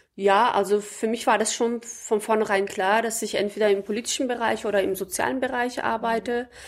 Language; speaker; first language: German; early bilingual, other home language; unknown